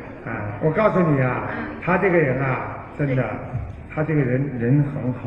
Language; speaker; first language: Chinese; native; Chinese